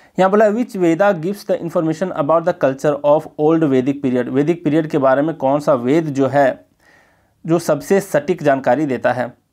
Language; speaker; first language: Hindi; native; Hindi